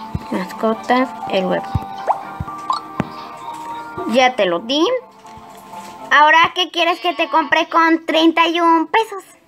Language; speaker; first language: Spanish; native; Spanish